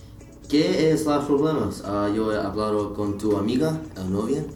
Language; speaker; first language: Spanish; non-native, learner; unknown